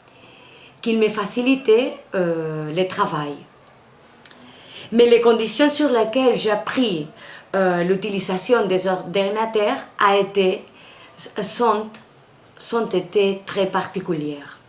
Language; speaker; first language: French; non-native, learner; Spanish